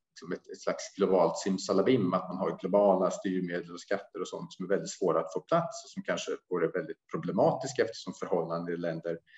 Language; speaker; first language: Swedish; native; Swedish